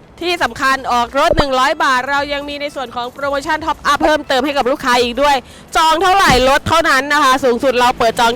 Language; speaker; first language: Thai; native; Thai